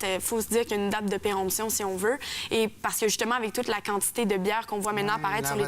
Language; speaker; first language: French; native; French